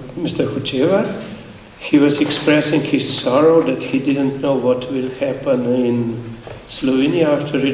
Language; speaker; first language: English; non-native, fluent; Slovenian